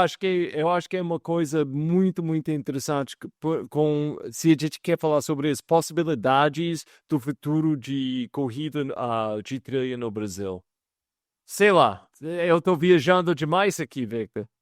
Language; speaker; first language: Portuguese; non-native, fluent; English